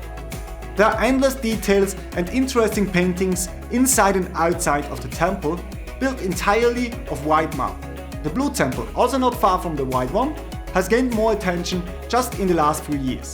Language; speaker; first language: English; non-native, fluent; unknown